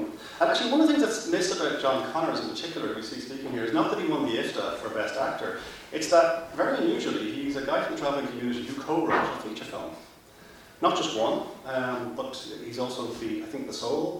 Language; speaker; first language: English; native; English